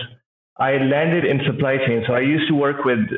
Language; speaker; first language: English; non-native, local second language; Urdu